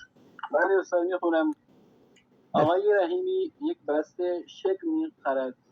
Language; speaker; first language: Persian; non-native, learner; Urdu